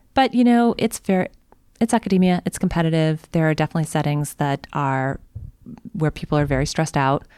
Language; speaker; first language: English; native; English